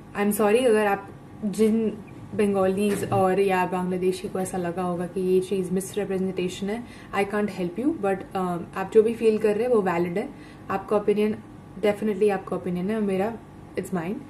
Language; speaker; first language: Hindi; non-native, local second language; Gujarati